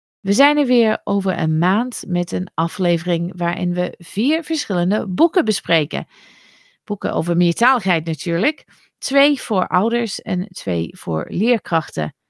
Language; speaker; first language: Dutch; non-native, fluent; English